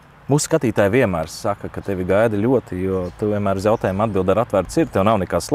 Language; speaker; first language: Latvian; native; Latvian